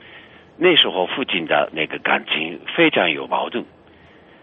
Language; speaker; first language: Chinese; non-native, fluent; Japanese